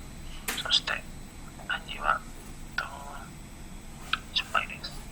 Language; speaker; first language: Japanese; non-native, learner; Indonesian